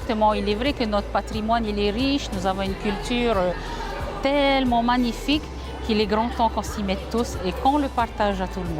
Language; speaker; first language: French; native; French